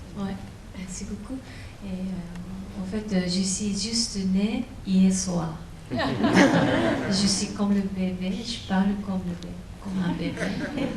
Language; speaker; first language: French; non-native, learner; Japanese